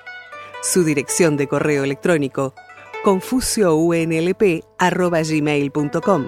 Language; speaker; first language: Spanish; native; Spanish